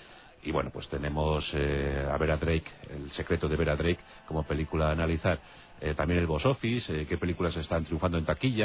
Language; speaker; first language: Spanish; native; Spanish